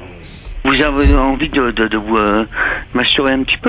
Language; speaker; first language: French; native; French